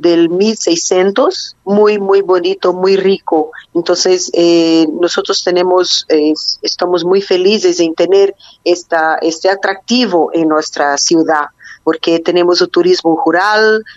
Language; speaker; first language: Spanish; non-native, learner; Portuguese